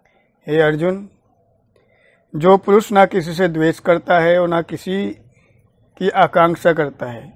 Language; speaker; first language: Hindi; native; Hindi